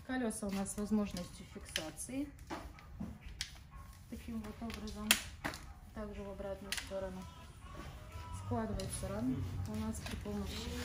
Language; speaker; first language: Russian; native; Russian